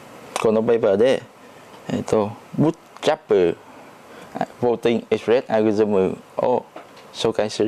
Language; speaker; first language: Japanese; non-native, learner; Chinese